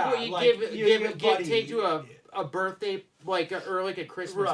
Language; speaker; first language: English; native; English